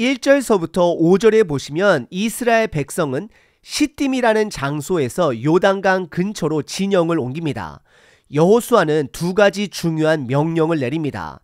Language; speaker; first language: Korean; native; Korean